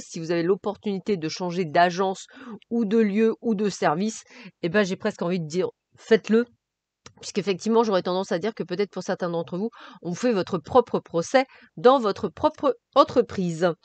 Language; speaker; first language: French; native; French